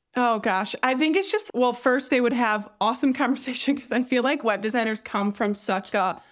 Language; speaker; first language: English; native; English